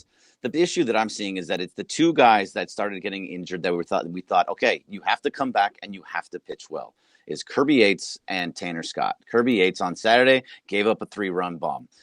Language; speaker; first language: English; native; English